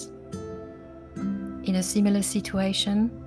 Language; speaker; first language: English; non-native, fluent; French